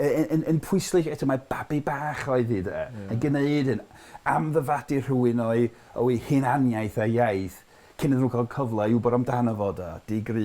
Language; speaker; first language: Welsh; non-native, fluent; English